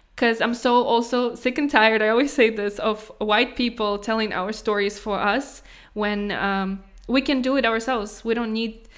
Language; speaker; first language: English; non-native, fluent; Kazakh